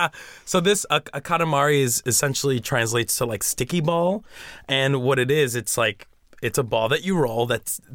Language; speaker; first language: English; early bilingual, other home language; Spanish